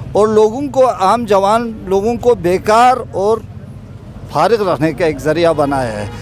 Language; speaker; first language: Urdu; non-native, local second language; Balti